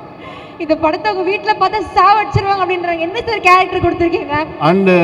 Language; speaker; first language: Tamil; native; Tamil